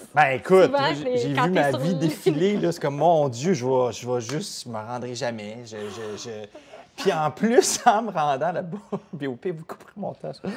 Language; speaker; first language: French; native; French